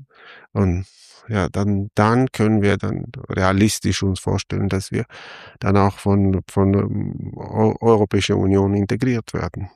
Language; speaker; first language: German; non-native, fluent; Armenian